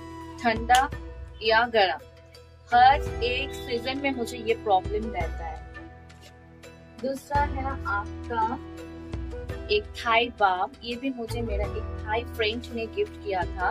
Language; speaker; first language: Hindi; non-native, local second language; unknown